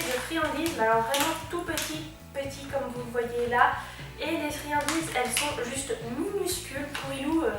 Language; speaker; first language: French; native; French